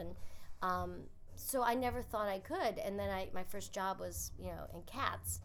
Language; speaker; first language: English; native; English